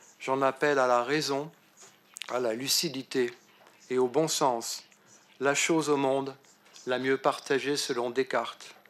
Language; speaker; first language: French; native; French